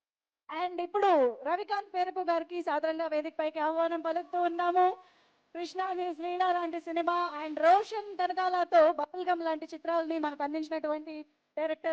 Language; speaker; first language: Telugu; native; Telugu